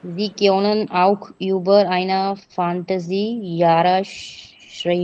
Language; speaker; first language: German; non-native, learner; Hindi